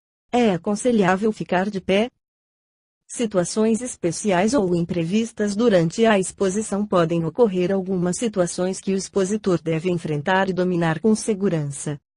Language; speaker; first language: Portuguese; native; Portuguese